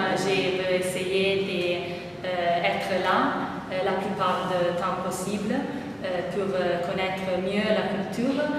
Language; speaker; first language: French; non-native, fluent; Italian